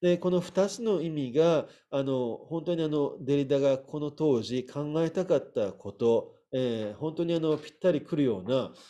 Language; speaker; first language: Japanese; native; Japanese